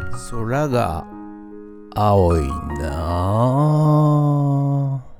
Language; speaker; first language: Japanese; native; Japanese